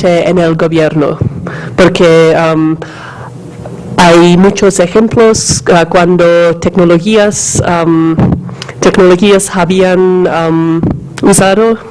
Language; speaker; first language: Spanish; non-native, learner; English